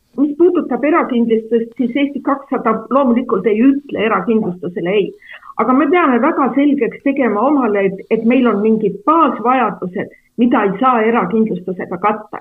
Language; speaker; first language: Estonian; native; Estonian